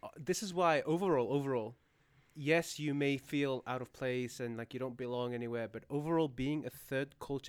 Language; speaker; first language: English; native; English